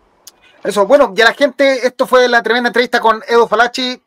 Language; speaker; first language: Spanish; native; Spanish